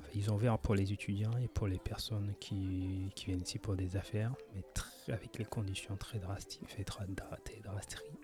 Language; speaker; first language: French; native; French